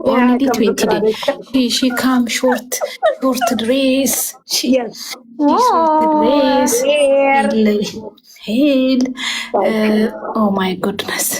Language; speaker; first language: English; non-native, learner; Amharic